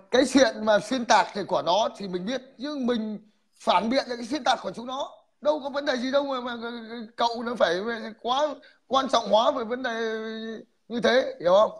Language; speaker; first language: Vietnamese; native; Vietnamese